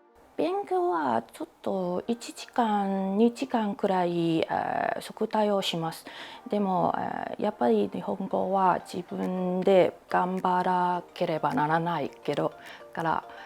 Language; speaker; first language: Japanese; non-native, learner; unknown